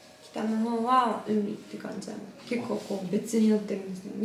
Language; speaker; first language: Japanese; non-native, fluent; Polish